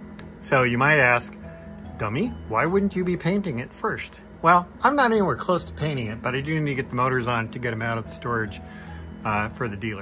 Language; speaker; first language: English; native; English